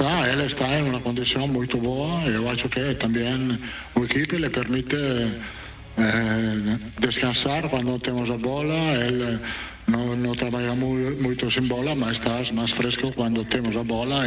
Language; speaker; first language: Portuguese; non-native, fluent; Italian